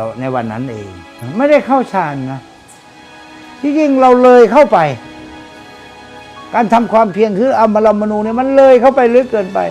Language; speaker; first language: Thai; native; Thai